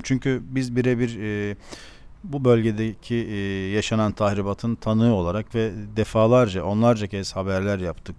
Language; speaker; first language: Turkish; native; Turkish